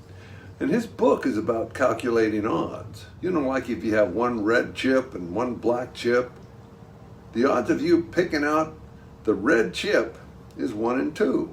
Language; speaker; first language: English; native; English